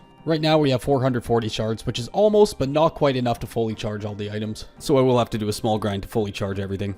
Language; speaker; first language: English; native; English